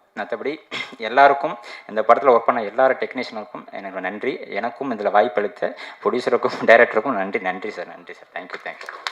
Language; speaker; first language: Tamil; native; Tamil